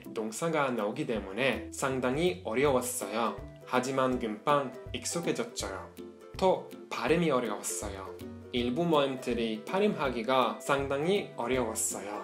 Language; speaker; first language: Korean; non-native, learner; Norwegian